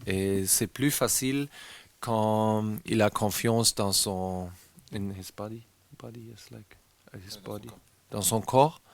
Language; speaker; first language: French; non-native, learner; German